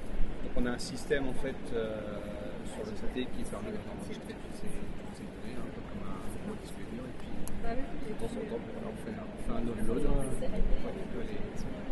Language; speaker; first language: French; native; French